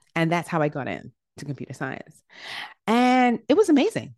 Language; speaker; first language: English; native; English